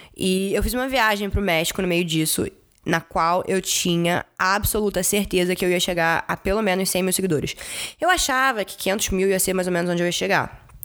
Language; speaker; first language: Portuguese; early bilingual, heritage; Portuguese